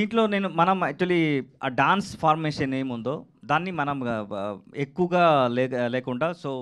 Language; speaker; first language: Telugu; non-native, learner; Kannada